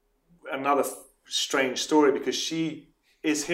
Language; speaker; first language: English; native; English